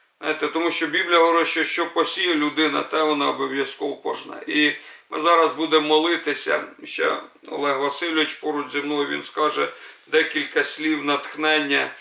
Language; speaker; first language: Ukrainian; native; Ukrainian